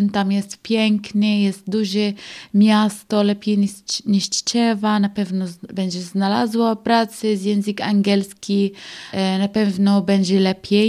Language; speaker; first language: Polish; non-native, learner; Arabic